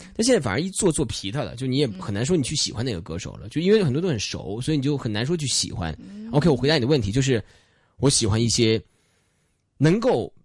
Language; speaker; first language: Chinese; native; Chinese